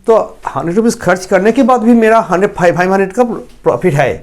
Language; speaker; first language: Hindi; non-native, local second language; Bangla